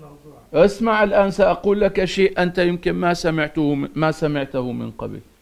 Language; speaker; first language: Arabic; non-native, fluent; Turkish